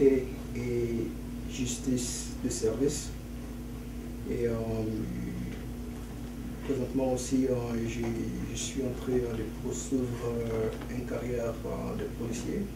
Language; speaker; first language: French; early bilingual, other home language; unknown